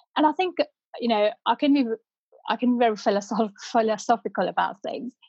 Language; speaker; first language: English; non-native, local second language; Punjabi